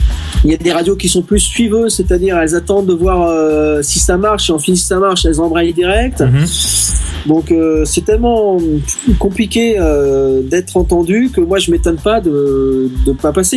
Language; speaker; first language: French; native; French